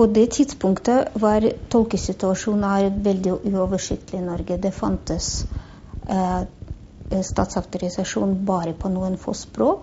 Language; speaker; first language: Norwegian; non-native, fluent; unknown